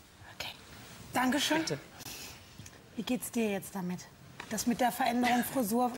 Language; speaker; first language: German; native; German